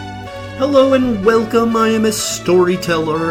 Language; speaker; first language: English; native; English